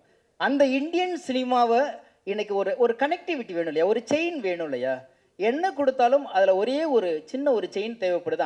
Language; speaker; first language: Tamil; native; Tamil